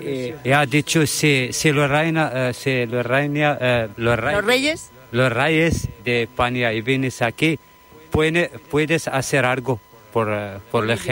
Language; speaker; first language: Spanish; non-native, learner; Arabic